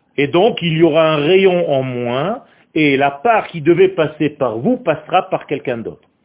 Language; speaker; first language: French; non-native, fluent; Hebrew